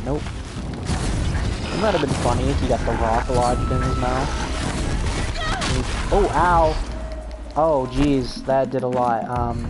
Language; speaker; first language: English; native; English